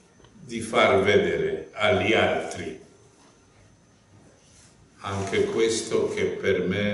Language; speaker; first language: Italian; non-native, fluent; Polish